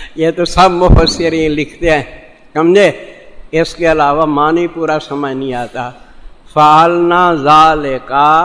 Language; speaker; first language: Urdu; non-native, local second language; Saraiki